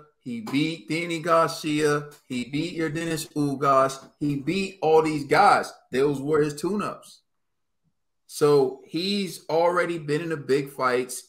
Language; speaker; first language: English; native; English